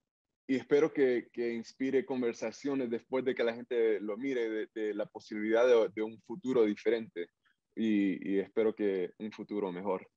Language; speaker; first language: Spanish; early bilingual, heritage; English